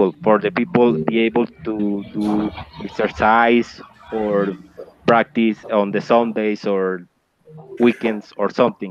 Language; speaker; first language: English; non-native, learner; Spanish